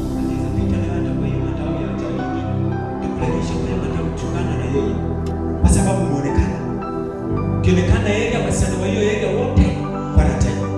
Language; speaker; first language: Swahili; non-native, local second language; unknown